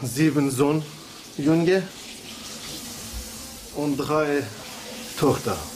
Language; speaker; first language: German; non-native, learner; Kurdish